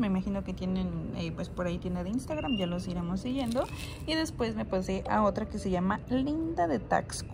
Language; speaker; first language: Spanish; native; Spanish